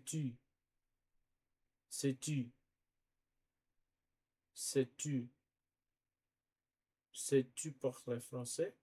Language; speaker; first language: French; non-native, learner; Portuguese